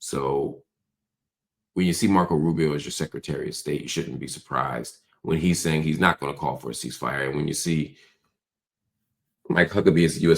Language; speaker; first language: English; native; English